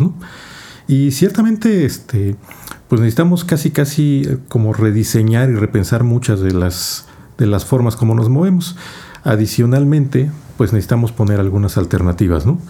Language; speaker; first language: Spanish; native; Spanish